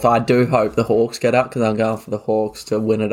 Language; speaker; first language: English; native; English